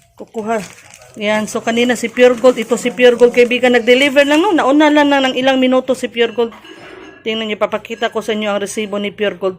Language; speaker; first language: Filipino; non-native, local second language; Cebuano